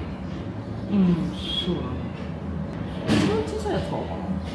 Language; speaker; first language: Japanese; native; Japanese